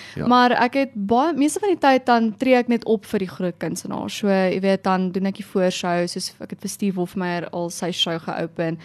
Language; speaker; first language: Afrikaans; native; Afrikaans